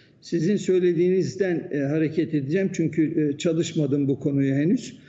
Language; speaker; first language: Turkish; native; Turkish